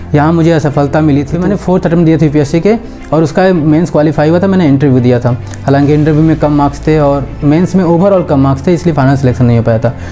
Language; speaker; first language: Hindi; native; Hindi